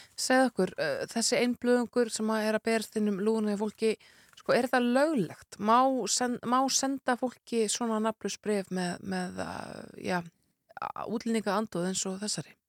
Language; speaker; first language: Icelandic; native; Icelandic